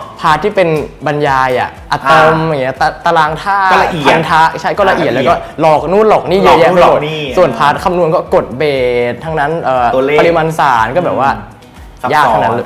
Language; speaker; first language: Thai; native; Thai